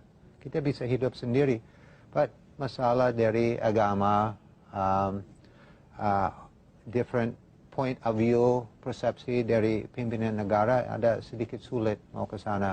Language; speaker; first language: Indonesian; non-native, fluent; English